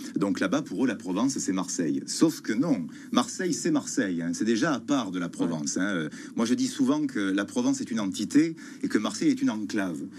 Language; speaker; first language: French; native; French